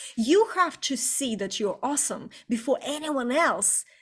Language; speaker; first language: English; non-native, fluent; Estonian